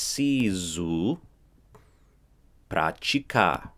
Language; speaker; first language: Portuguese; non-native, fluent; English